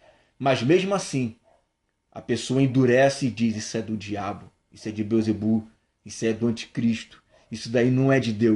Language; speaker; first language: Portuguese; native; Portuguese